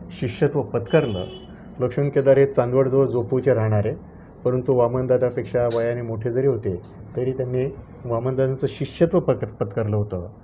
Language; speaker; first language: Marathi; native; Marathi